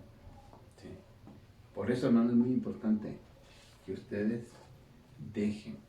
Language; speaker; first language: Spanish; native; Spanish